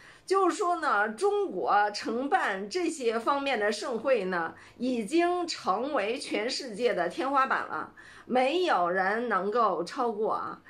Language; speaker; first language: Chinese; native; Chinese